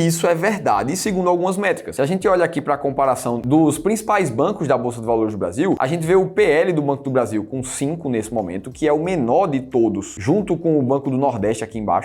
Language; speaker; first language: Portuguese; native; Portuguese